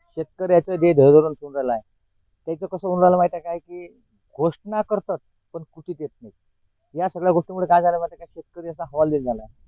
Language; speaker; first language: Marathi; native; Marathi